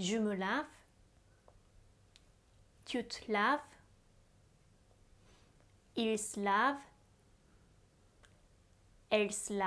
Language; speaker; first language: French; non-native, fluent; Japanese